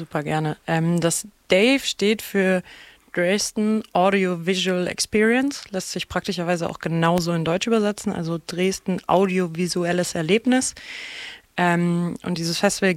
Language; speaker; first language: German; native; German